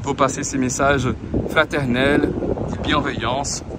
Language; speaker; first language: French; non-native, fluent; Portuguese